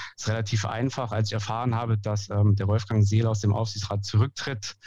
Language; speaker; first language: German; native; German